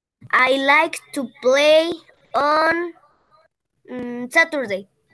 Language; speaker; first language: English; non-native, learner; Spanish